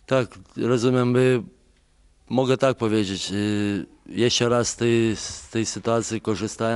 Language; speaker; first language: Polish; non-native, fluent; Lithuanian